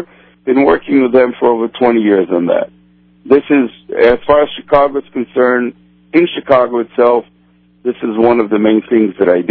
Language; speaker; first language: English; non-native, fluent; Portuguese